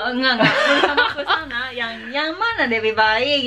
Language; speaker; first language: Indonesian; non-native, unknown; Japanese